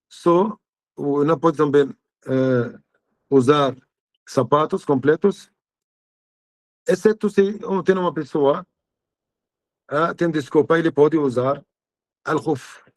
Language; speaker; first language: Portuguese; non-native, fluent; Arabic